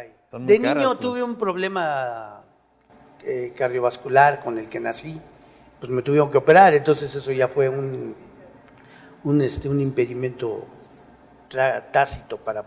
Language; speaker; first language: Spanish; native; Spanish